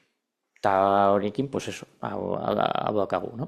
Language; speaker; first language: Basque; non-native, local second language; Spanish